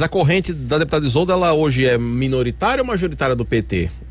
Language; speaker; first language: Portuguese; native; Portuguese